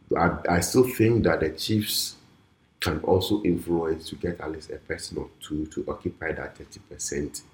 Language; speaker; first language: English; non-native, local second language; Ewe